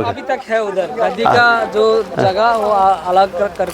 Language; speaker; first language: Hindi; non-native, learner; Bangla